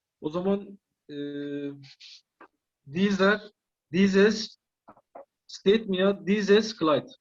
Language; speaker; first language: German; non-native, learner; Turkish